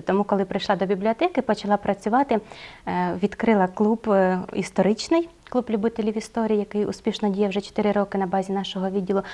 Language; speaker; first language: Ukrainian; native; Ukrainian